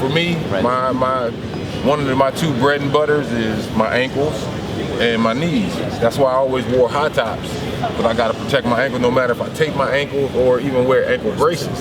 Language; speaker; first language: English; native; English